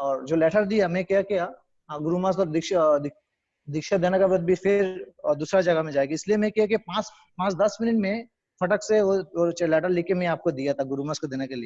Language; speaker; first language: Hindi; non-native, learner; Bangla